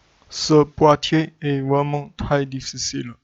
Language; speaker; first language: French; non-native, learner; Chinese